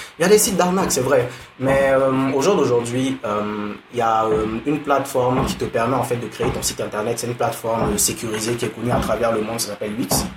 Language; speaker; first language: French; non-native, local second language; Dyula